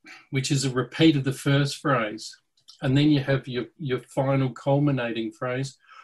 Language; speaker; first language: English; native; English